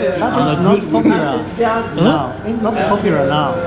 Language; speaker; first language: English; non-native, learner; Japanese